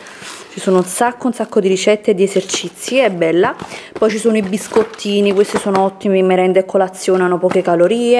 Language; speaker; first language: Italian; native; Italian